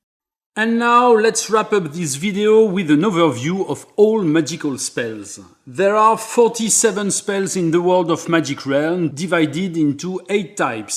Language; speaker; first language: English; non-native, fluent; French